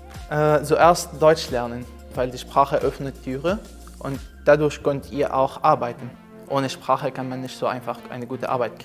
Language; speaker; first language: German; non-native, fluent; Arabic